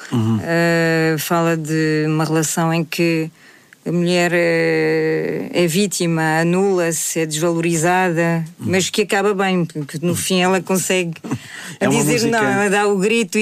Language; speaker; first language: Portuguese; native; Portuguese